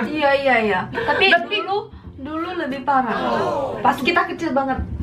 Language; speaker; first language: Indonesian; early bilingual, heritage; Korean